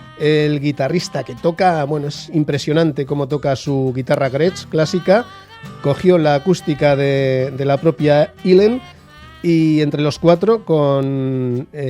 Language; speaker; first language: Spanish; native; Spanish